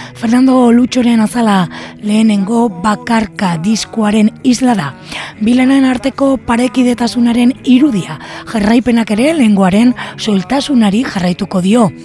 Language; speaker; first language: Basque; native; Basque